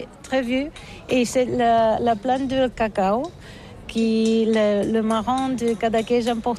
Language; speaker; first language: French; non-native, learner; Catalan